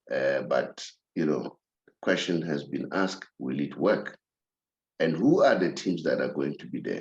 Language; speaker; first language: English; non-native, local second language; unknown